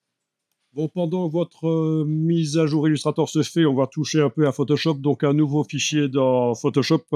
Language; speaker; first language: French; native; French